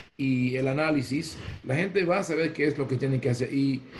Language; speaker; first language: Spanish; non-native, fluent; Hebrew